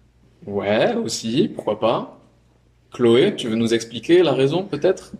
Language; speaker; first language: French; native; French